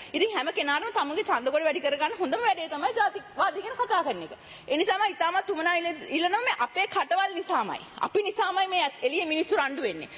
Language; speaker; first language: Sinhala; native; Sinhala